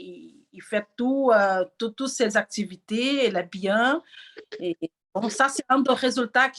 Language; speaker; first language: French; non-native, learner; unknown